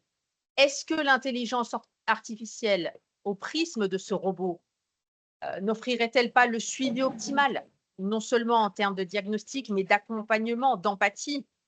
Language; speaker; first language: French; native; French